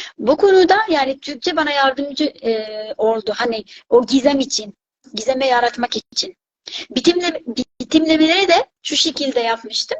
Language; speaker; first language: Turkish; non-native, fluent; Arabic